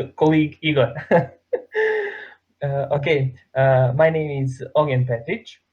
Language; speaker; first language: English; non-native, learner; Serbian